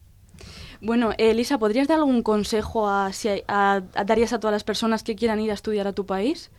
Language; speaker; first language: Spanish; native; Spanish